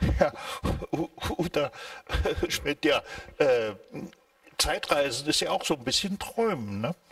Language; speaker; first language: German; native; German